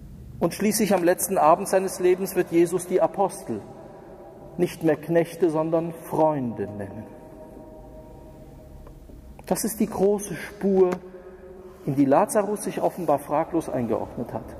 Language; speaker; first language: German; native; German